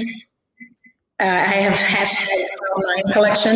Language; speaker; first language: English; native; English